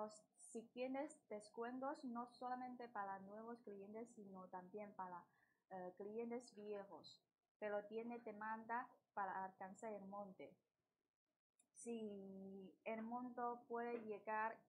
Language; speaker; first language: Spanish; non-native, learner; Chinese